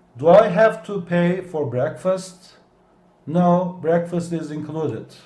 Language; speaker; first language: English; non-native, fluent; Turkish